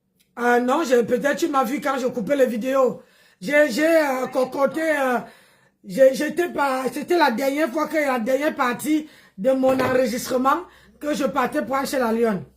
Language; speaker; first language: French; non-native, local second language; Lingala